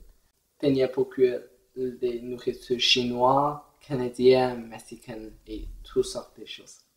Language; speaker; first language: French; non-native, learner; Chinese